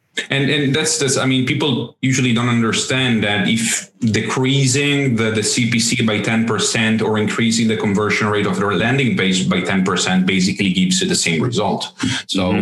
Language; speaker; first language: English; non-native, fluent; Italian